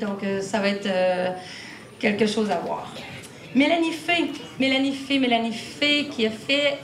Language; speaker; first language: French; native; French